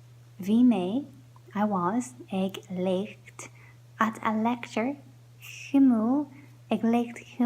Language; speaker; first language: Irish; non-native, local second language; English